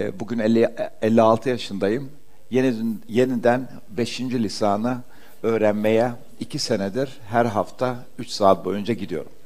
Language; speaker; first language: Turkish; early bilingual, heritage; Turkish